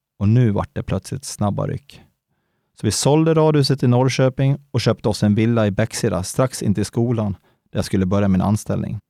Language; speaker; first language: Swedish; native; Swedish